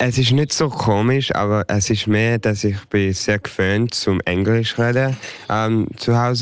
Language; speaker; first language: German; early bilingual, heritage; English